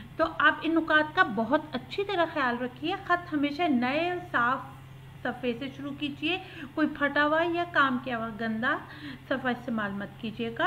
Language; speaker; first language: Urdu; native; Urdu